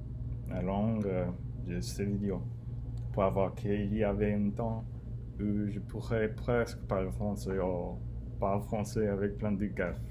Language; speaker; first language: French; non-native, learner; English